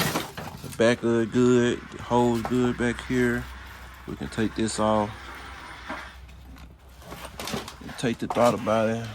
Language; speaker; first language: English; native; English